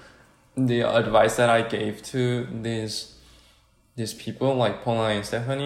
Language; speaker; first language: English; non-native, fluent; Korean